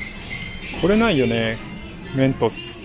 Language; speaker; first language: Japanese; native; Japanese